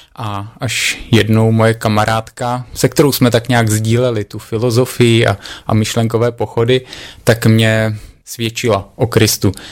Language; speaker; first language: Czech; native; Czech